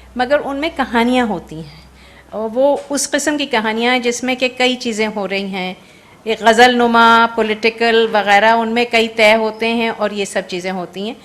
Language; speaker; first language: Urdu; native; Urdu